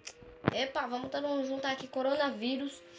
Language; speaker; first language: Portuguese; native; Portuguese